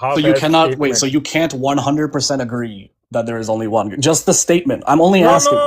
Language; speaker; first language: English; early bilingual, heritage; Punjabi